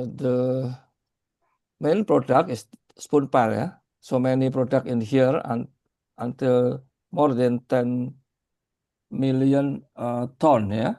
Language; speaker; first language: English; non-native, learner; Indonesian